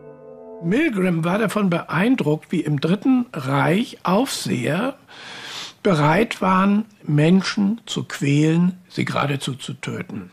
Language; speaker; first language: German; native; German